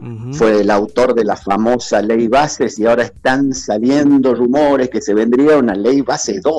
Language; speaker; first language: Spanish; native; Spanish